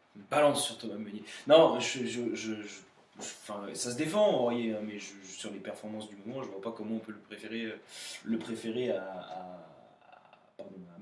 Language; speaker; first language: French; native; French